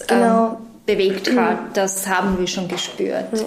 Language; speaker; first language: German; non-native, fluent; Georgian